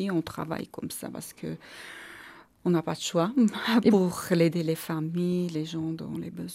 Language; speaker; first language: French; non-native, fluent; Armenian